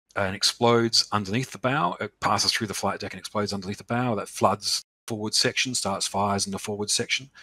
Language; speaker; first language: English; native; English